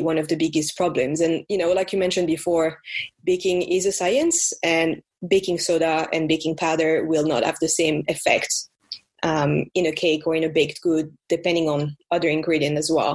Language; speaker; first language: English; non-native, fluent; French